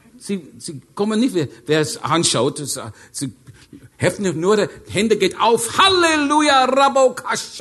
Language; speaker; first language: German; non-native, learner; English